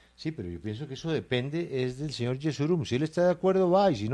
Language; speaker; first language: Spanish; native; Spanish